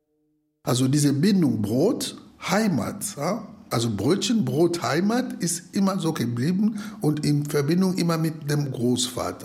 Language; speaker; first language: German; non-native, fluent; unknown